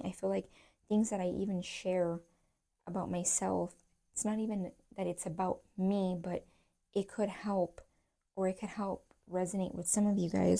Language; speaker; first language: English; native; English